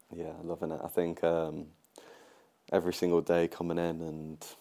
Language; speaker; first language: English; native; English